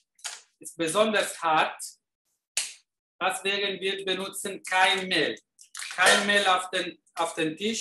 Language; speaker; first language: German; non-native, fluent; Italian